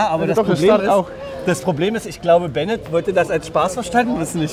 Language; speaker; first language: German; native; German